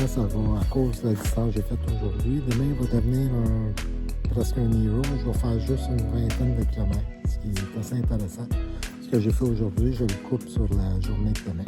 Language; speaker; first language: French; native; French